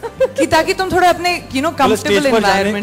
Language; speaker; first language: Hindi; native; Hindi